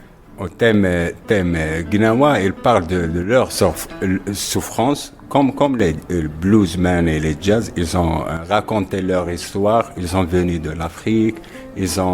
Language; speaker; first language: French; non-native, local second language; Arabic